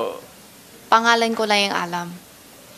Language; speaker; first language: Filipino; non-native, learner; Chinese